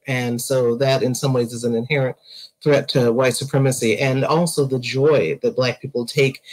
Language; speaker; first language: English; native; English